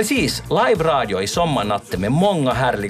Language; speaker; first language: Swedish; native; Swedish